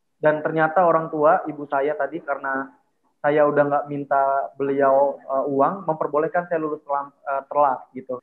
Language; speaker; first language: Indonesian; native; Indonesian